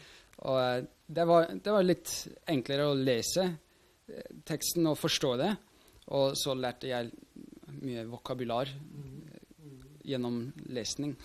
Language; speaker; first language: Norwegian; non-native, fluent; Swiss German